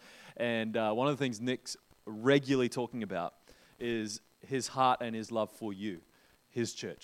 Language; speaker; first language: English; native; English